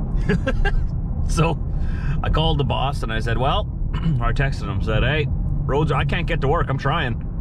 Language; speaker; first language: English; native; English